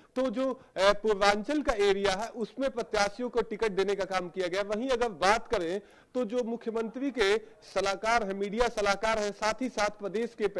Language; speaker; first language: Hindi; native; Hindi